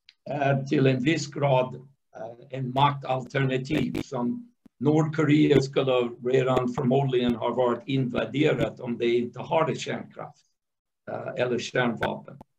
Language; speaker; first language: Swedish; non-native, fluent; English